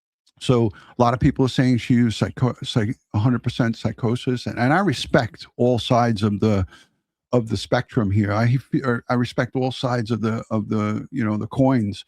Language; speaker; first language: English; native; English